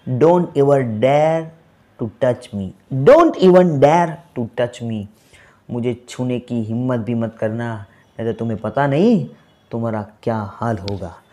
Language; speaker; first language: Hindi; native; Hindi